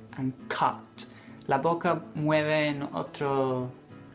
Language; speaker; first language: Spanish; non-native, fluent; English